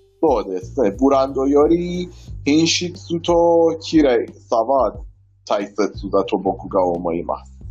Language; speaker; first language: Japanese; non-native, learner; Persian